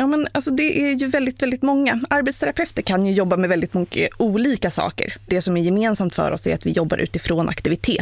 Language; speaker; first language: Swedish; native; Swedish